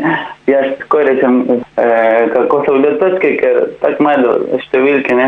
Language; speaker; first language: Slovenian; non-native, learner; Spanish